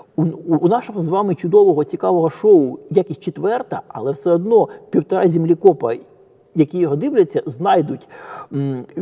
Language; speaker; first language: Ukrainian; native; Ukrainian